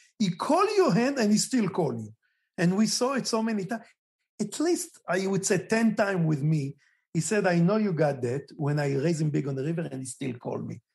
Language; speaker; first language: English; non-native, fluent; Hebrew